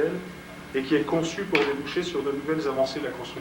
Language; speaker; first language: French; native; French